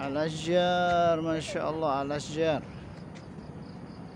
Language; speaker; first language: Arabic; non-native, fluent; Indonesian